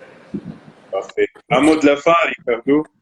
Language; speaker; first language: French; non-native, local second language; Arabic